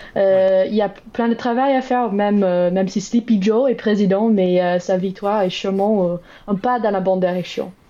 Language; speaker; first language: French; non-native, learner; English